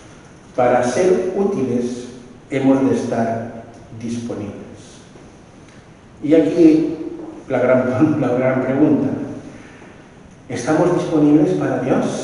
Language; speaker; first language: Spanish; native; Spanish